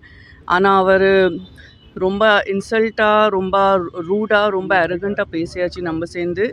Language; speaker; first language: Tamil; non-native, local second language; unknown